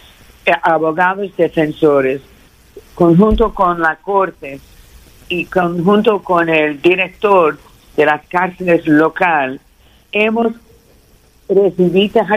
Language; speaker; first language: Spanish; early bilingual, heritage; Spanish